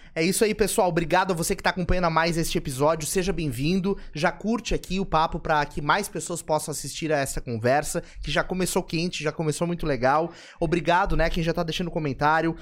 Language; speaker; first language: Portuguese; native; Portuguese